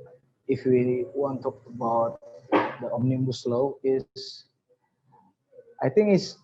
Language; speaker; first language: English; non-native, learner; Indonesian